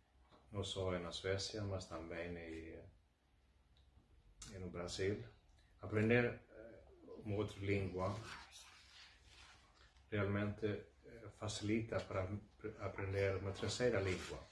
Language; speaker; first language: Portuguese; non-native, fluent; Swedish